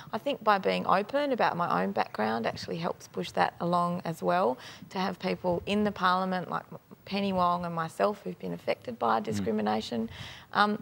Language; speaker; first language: English; native; English